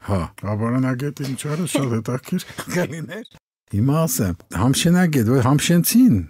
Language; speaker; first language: Armenian; native; Armenian